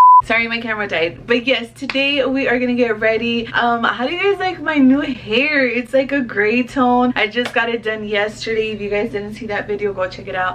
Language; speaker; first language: English; early bilingual, other home language; Spanish